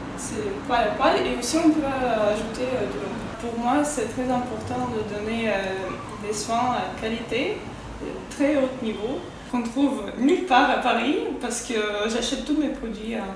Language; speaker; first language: French; non-native, fluent; Russian